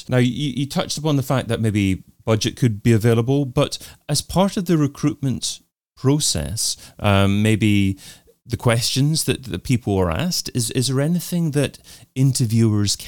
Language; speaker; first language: English; native; English